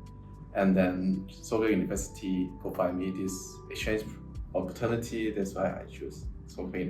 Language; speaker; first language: English; non-native, local second language; Cantonese